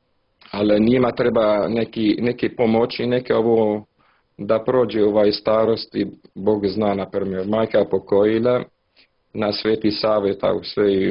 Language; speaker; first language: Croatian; non-native, learner; Arabic